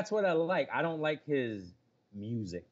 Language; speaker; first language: English; native; English